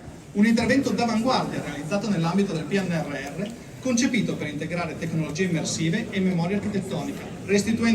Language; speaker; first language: Italian; native; Italian